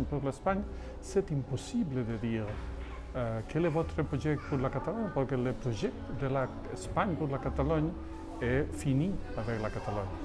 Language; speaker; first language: French; non-native, fluent; Catalan